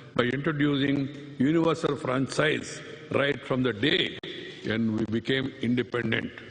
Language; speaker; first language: English; non-native, local second language; Hindi